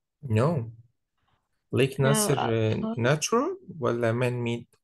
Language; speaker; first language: English; non-native, fluent; Arabic